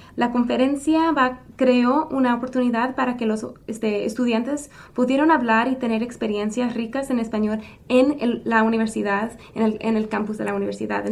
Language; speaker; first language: Spanish; early bilingual, other home language; English